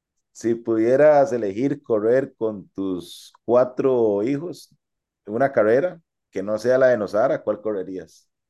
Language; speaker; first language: Spanish; native; Spanish